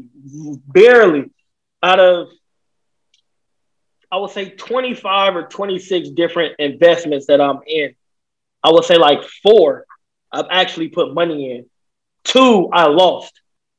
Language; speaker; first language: English; native; English